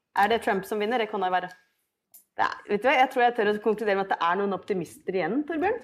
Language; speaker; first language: Norwegian; native; Norwegian